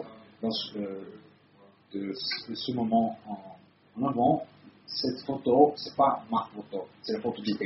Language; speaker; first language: French; non-native, fluent; Italian